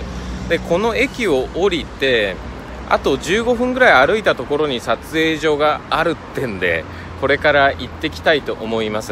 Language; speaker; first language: Japanese; native; Japanese